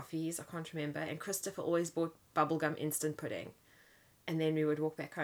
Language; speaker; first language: English; native; English